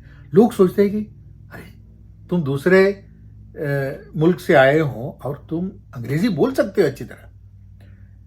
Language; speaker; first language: Hindi; non-native, local second language; Malayalam